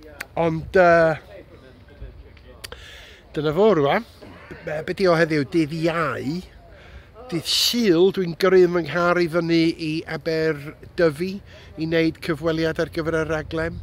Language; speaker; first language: Welsh; non-native, local second language; English